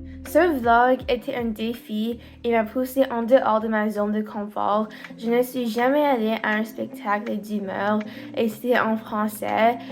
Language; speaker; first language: French; non-native, learner; English